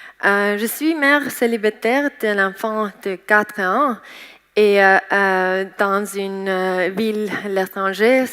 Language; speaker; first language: French; non-native, learner; Estonian